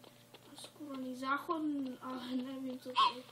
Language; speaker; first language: Czech; non-native, learner; Slovak